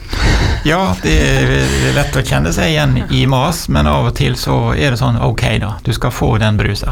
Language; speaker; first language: Norwegian; native; Norwegian